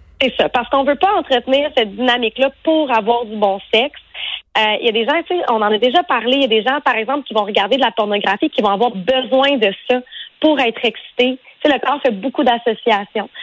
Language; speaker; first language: French; native; French